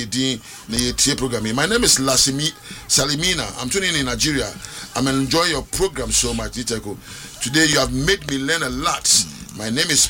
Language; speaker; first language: English; non-native, local second language; Akan